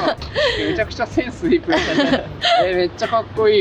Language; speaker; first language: Japanese; native; Japanese